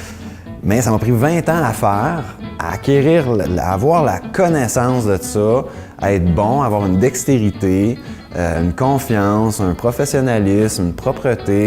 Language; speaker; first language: French; native; French